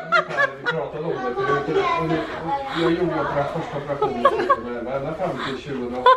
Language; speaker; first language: Swedish; native; Swedish